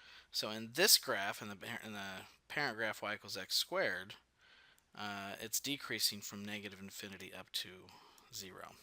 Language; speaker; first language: English; native; English